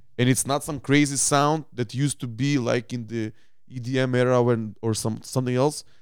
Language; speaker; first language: English; non-native, fluent; Macedonian